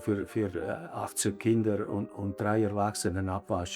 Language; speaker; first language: German; early bilingual, other home language; Italian